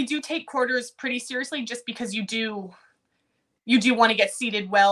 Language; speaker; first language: English; native; English